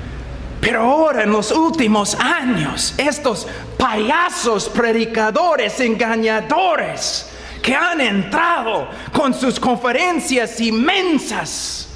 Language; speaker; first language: Spanish; non-native, fluent; English